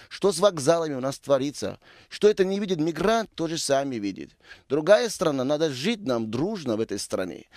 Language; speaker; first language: Russian; non-native, local second language; Tajik